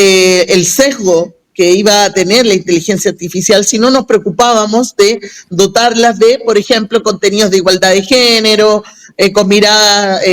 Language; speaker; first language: Spanish; native; Spanish